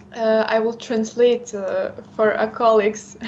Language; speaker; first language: English; non-native, fluent; Lithuanian